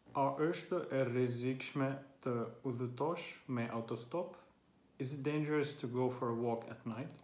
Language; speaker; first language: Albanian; non-native, learner; Finnish